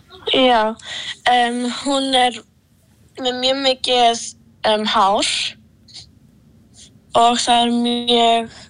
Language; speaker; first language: Icelandic; early bilingual, other home language; Polish